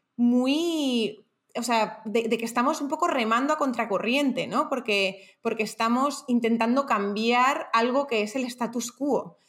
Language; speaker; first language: Spanish; native; Spanish